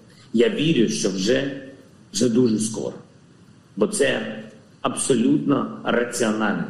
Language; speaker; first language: Ukrainian; non-native, local second language; Russian